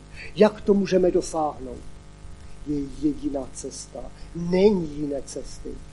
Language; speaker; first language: Czech; non-native, local second language; Polish